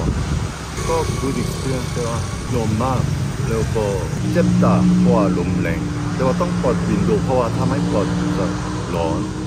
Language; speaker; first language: Thai; non-native, learner; Korean